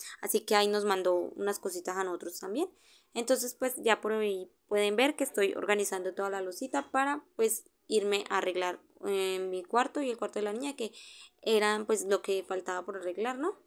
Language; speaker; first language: Spanish; native; Spanish